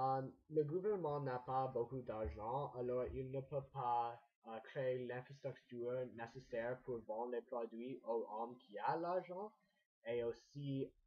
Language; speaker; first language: French; non-native, learner; English